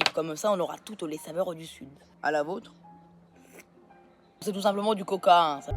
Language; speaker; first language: French; native; French